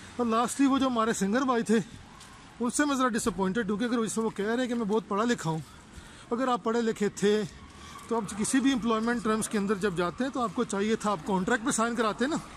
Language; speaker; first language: Urdu; non-native, fluent; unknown